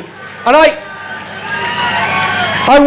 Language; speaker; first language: English; native; English